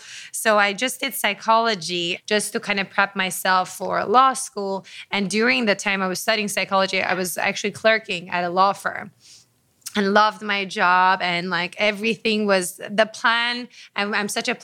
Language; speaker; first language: English; non-native, fluent; Persian